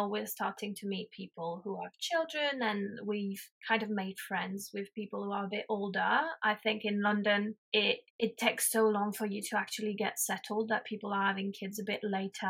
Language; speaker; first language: English; non-native, fluent; French